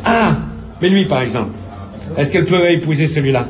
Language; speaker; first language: French; native; French